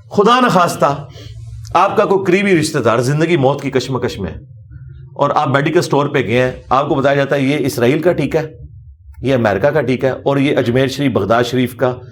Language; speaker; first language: Urdu; native; Urdu